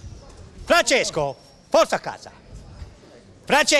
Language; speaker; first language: Italian; native; Italian